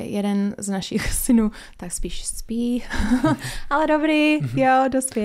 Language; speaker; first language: Czech; non-native, fluent; English